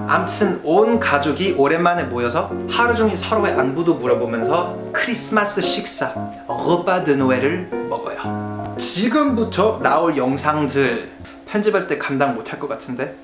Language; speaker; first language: Korean; non-native, fluent; French